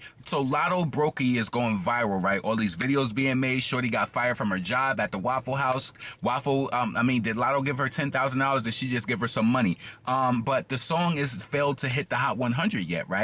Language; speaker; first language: English; native; English